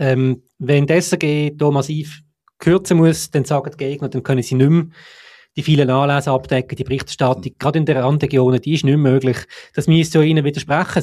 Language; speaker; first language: German; native; German